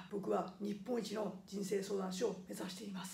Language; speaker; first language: Japanese; native; Japanese